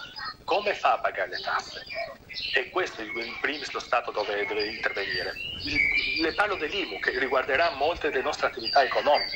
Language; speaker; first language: Italian; native; Italian